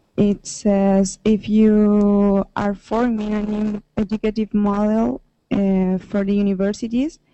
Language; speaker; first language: English; non-native, learner; Spanish